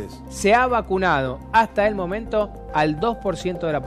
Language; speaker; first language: Spanish; native; Spanish